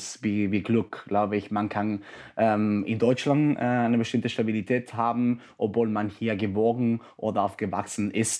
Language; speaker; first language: German; non-native, fluent; Spanish